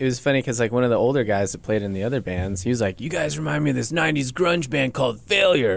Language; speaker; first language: English; native; English